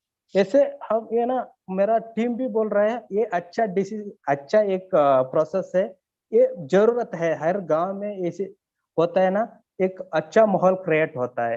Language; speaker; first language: Hindi; non-native, learner; Kannada